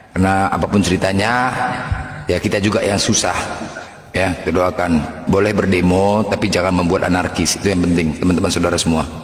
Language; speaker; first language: Indonesian; native; Indonesian